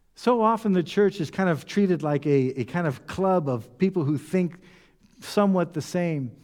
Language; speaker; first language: English; native; English